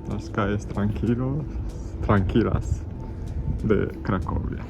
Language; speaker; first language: Spanish; non-native, fluent; German